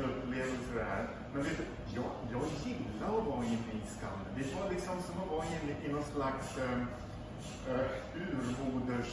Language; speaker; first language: Swedish; native; Swedish